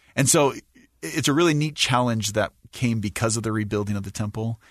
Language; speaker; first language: English; native; English